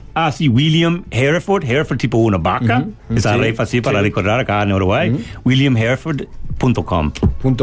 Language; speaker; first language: Spanish; non-native, learner; English